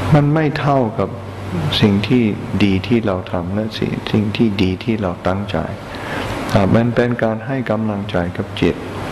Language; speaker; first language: Thai; non-native, fluent; English